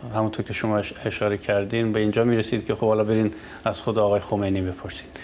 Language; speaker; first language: Persian; native; Persian